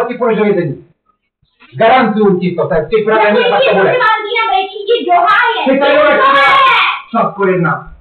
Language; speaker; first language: Czech; native; Czech